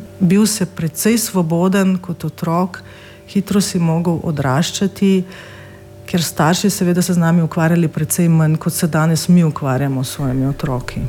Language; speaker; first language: Slovenian; non-native, fluent; Russian